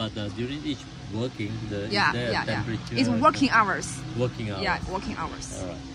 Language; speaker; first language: English; non-native, learner; Chinese